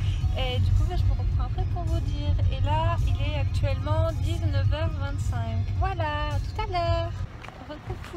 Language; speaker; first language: French; native; French